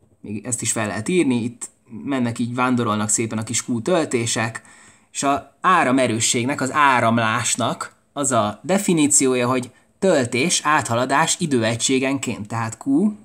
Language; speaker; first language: Hungarian; native; Hungarian